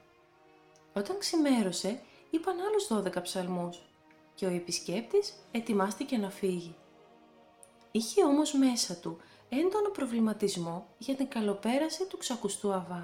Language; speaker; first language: Greek; native; Greek